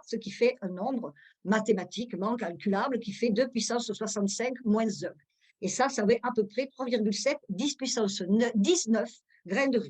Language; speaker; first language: French; native; French